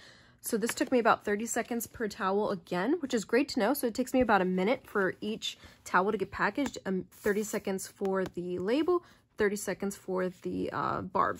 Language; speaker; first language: English; native; English